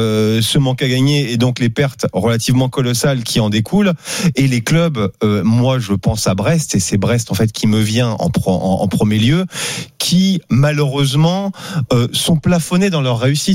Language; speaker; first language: French; native; French